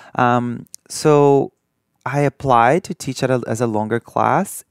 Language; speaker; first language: English; early bilingual, other home language; Portuguese